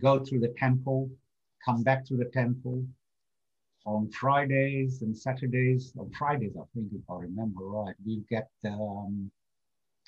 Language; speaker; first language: English; non-native, local second language; Gujarati